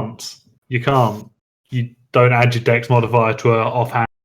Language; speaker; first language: English; native; English